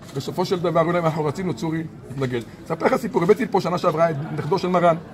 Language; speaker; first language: Hebrew; native; Hebrew